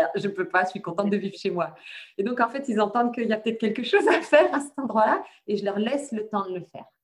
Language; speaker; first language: French; native; French